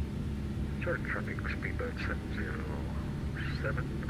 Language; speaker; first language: English; native; English